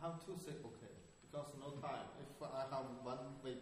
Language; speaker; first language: English; non-native, learner; Chinese